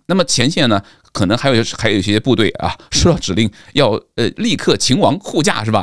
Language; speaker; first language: Chinese; native; Chinese